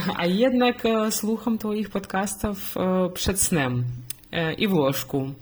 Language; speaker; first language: Polish; non-native, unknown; Belarusian